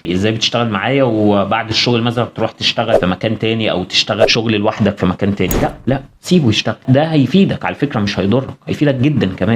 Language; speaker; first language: Arabic; native; Arabic